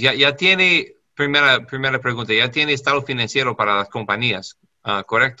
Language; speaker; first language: Spanish; non-native, learner; English